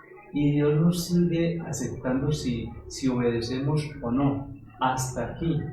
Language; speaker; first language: Spanish; native; Spanish